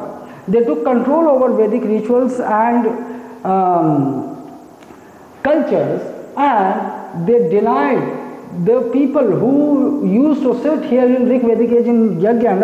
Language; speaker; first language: English; non-native, local second language; Hindi